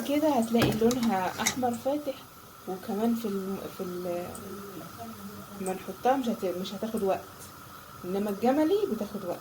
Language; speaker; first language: Arabic; native; Arabic